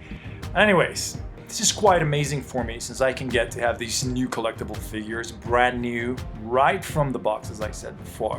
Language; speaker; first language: English; non-native, fluent; Spanish